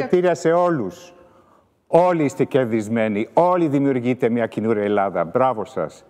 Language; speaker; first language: Greek; early bilingual, heritage; Greek